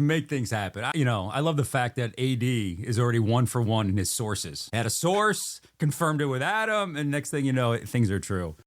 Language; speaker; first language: English; native; English